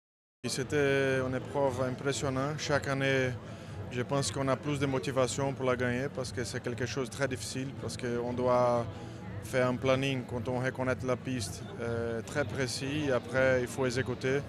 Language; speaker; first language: French; non-native, fluent; Portuguese